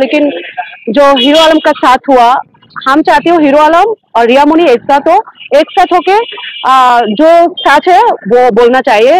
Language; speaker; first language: Hindi; non-native, learner; Bangla